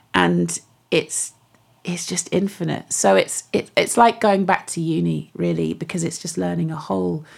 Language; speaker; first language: English; native; English